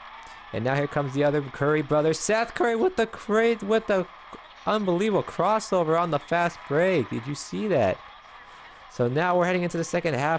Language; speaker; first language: English; native; English